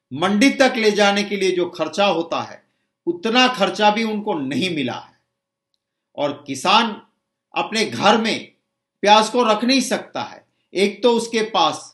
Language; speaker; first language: Hindi; non-native, local second language; Gujarati